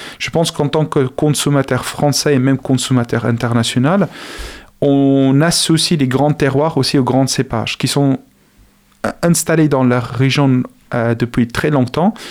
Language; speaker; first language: French; non-native, fluent; Afrikaans